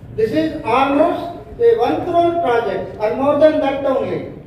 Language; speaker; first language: English; non-native, local second language; Telugu